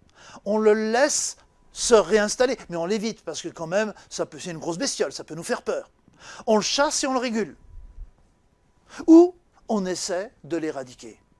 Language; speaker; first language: French; native; French